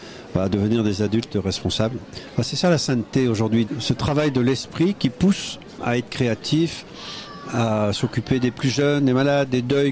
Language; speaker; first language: French; native; French